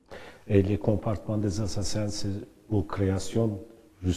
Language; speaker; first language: French; non-native, learner; Turkish